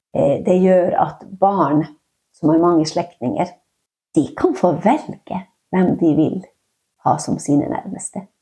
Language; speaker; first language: Norwegian; non-native, local second language; Northern Sami